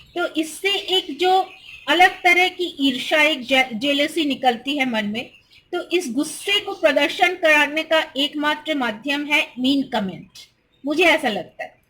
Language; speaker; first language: Hindi; non-native, local second language; Bangla